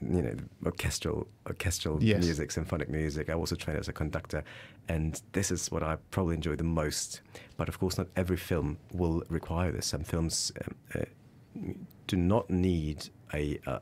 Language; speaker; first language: English; early bilingual, other home language; Russian